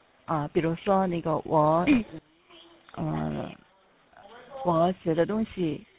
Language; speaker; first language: Chinese; non-native, fluent; Korean